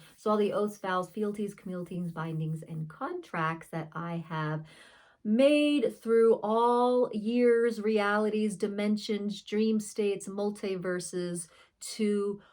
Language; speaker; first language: English; native; English